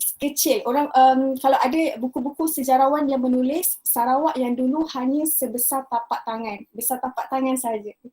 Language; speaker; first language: Malay; native; Malay